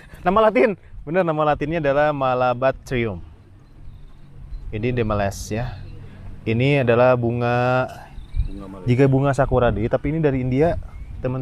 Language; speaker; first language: Indonesian; native; Indonesian